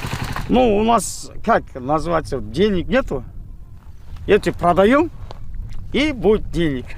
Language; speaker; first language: Russian; non-native, local second language; Kazakh